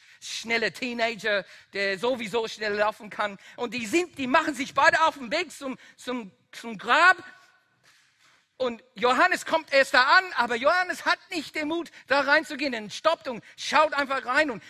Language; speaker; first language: German; non-native, fluent; Dutch